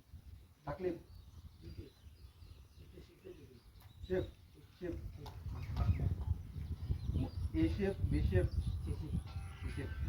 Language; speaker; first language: Hindi; non-native, learner; Malay